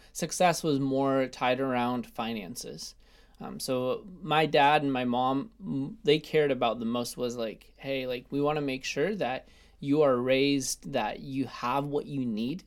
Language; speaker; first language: English; early bilingual, other home language; Russian